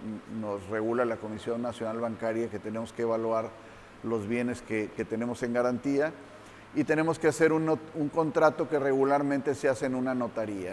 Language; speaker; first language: Spanish; native; Spanish